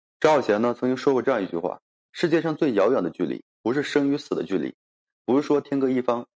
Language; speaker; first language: Chinese; native; Chinese